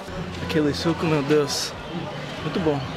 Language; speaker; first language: Portuguese; non-native, learner; English